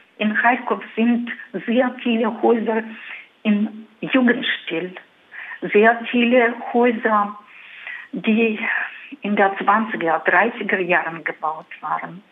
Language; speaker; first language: German; non-native, fluent; Russian